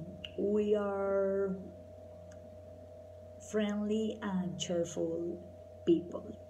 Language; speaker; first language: English; non-native, learner; Spanish